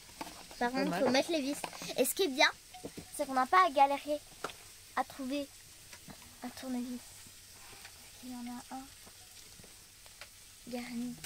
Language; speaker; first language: French; native; French